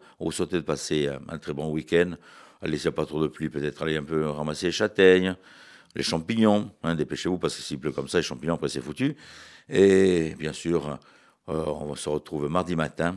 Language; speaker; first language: French; native; French